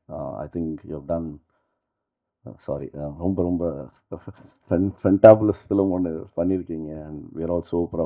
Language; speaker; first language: Tamil; native; Tamil